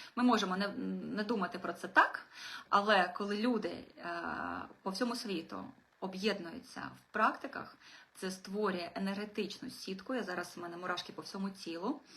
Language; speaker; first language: Ukrainian; non-native, local second language; Russian